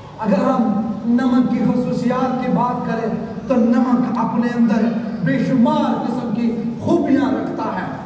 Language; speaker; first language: Urdu; non-native, local second language; Punjabi